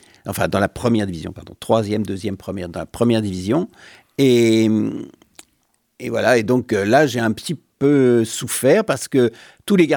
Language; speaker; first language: French; native; French